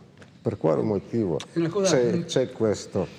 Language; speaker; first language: Italian; non-native, fluent; Russian